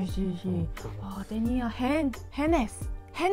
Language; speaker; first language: Spanish; non-native, learner; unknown